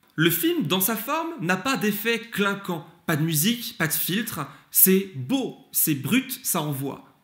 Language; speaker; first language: French; early bilingual, other home language; Turkish